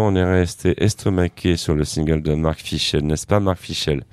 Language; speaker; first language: French; native; French